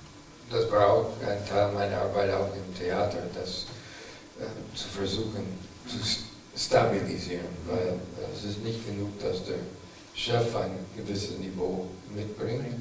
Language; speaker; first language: German; non-native, fluent; English